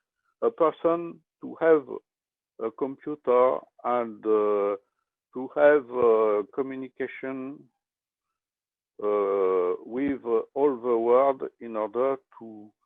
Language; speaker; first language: English; non-native, learner; French